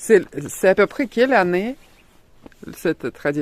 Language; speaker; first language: French; non-native, fluent; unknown